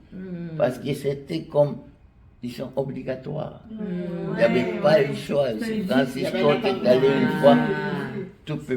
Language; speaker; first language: French; non-native, fluent; Spanish